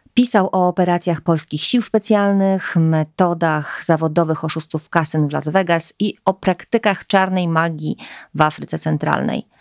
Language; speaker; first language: Polish; native; Polish